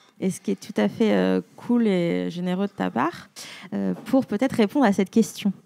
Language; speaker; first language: French; native; French